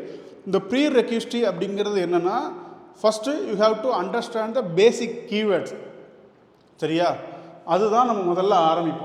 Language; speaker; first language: Tamil; native; Tamil